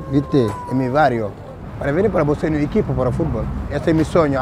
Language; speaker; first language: Spanish; non-native, learner; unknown